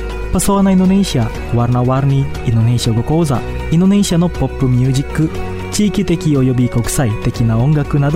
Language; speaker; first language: Japanese; non-native, fluent; Indonesian